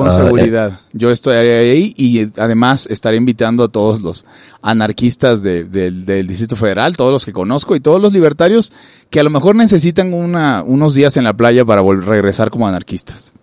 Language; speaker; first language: Spanish; native; Spanish